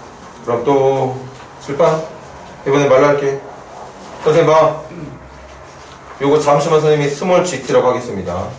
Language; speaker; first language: Korean; native; Korean